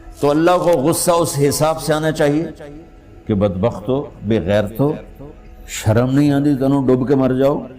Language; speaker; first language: Urdu; non-native, local second language; Punjabi